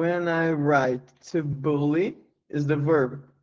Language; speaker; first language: English; non-native, learner; Portuguese